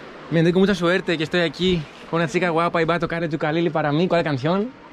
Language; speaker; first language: Spanish; non-native, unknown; Greek